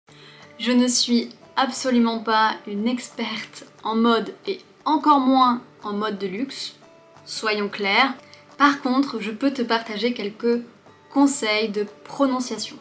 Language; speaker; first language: French; native; French